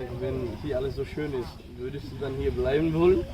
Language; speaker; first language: German; non-native, fluent; Bangla